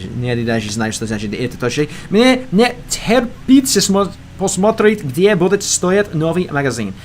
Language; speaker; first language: Russian; non-native, learner; English